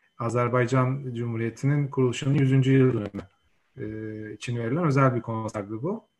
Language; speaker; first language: Turkish; native; Turkish